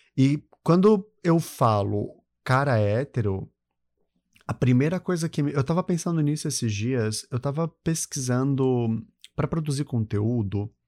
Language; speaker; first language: Portuguese; native; Portuguese